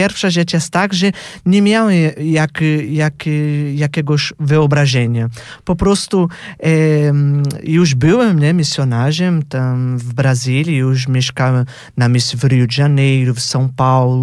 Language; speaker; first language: Polish; non-native, fluent; Portuguese